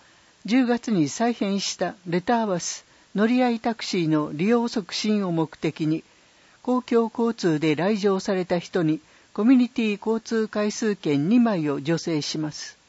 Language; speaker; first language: Japanese; native; Japanese